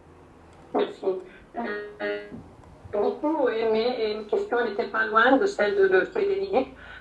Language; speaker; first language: French; non-native, local second language; Arabic